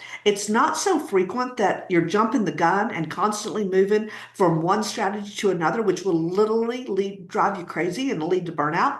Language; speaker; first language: English; native; English